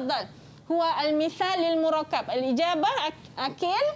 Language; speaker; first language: Arabic; non-native, fluent; Malay